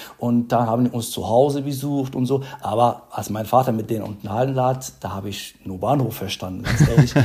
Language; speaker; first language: German; non-native, fluent; Arabic